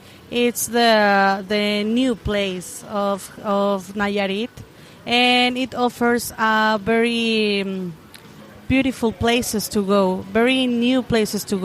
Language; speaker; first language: English; non-native, learner; Spanish